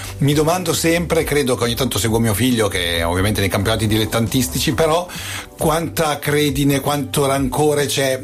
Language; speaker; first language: Italian; native; Italian